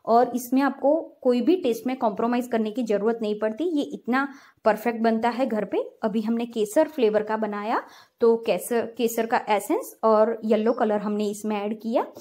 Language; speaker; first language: Hindi; non-native, local second language; Gujarati